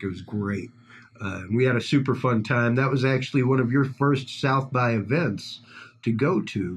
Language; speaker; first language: English; native; English